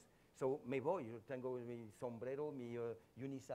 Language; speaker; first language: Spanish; non-native, fluent; French